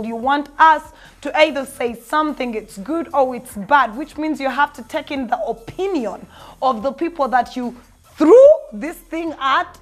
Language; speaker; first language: English; non-native, local second language; Ganda